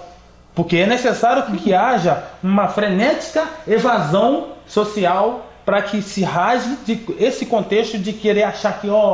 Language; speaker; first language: Portuguese; native; Portuguese